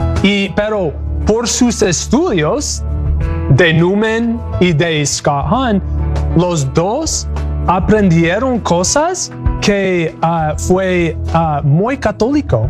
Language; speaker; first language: Spanish; non-native, learner; English